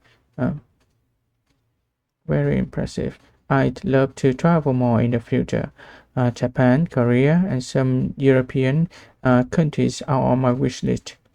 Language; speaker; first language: English; non-native, learner; Vietnamese